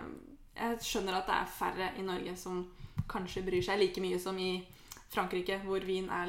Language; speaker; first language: Norwegian; native; Norwegian